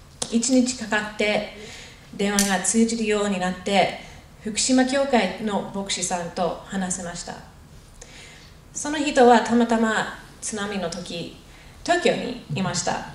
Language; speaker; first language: Japanese; non-native, fluent; English